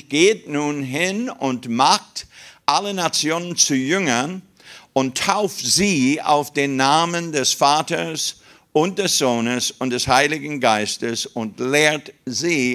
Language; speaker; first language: German; non-native, fluent; English